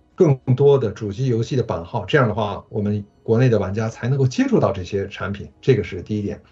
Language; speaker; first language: Chinese; early bilingual, other home language; Japanese